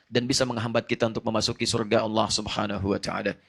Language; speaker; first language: Indonesian; native; Indonesian